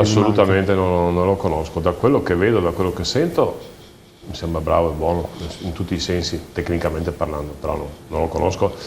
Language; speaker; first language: Italian; native; Italian